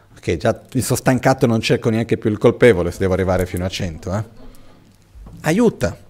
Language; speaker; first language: Italian; non-native, fluent; Portuguese